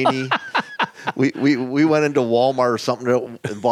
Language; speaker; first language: English; native; English